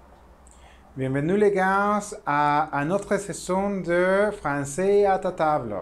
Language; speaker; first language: French; non-native, learner; Spanish